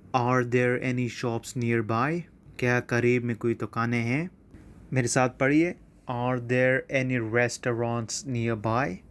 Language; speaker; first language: Urdu; native; Urdu